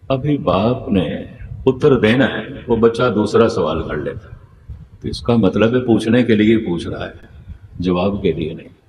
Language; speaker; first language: Hindi; non-native, local second language; Punjabi